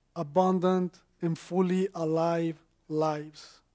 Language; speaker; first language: English; non-native, fluent; Spanish